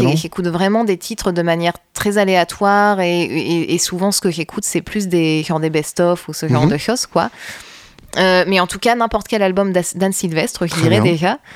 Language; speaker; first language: French; native; French